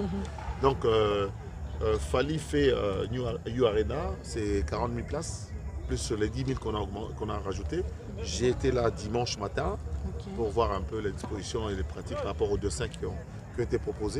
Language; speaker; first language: French; non-native, local second language; Lingala